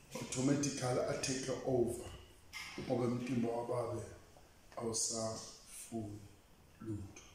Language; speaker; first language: Zulu; non-native, local second language; Swati